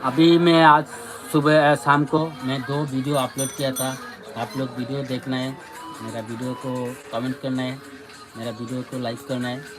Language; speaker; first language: Hindi; non-native, learner; Bangla